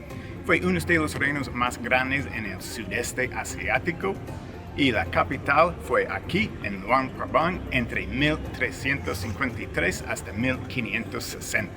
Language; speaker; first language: Spanish; non-native, fluent; English